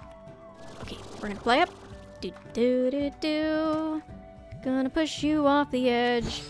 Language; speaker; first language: English; native; English